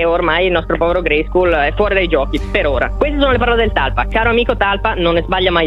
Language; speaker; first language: Italian; native; Italian